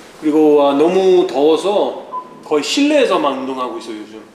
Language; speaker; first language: Korean; early bilingual, heritage; Korean